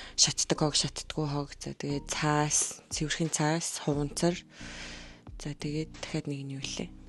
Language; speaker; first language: Mongolian; native; Mongolian